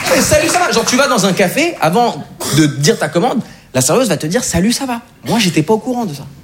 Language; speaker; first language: French; native; French